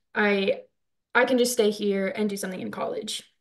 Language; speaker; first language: English; native; English